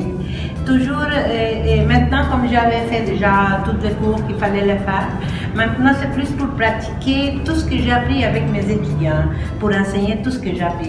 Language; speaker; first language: French; non-native, fluent; Spanish